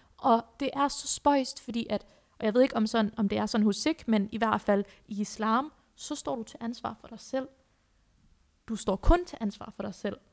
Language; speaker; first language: Danish; early bilingual, other home language; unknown